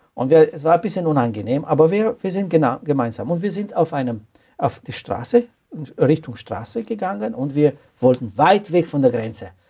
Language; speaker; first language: German; non-native, fluent; Romanian